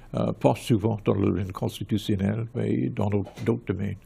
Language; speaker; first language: French; non-native, fluent; English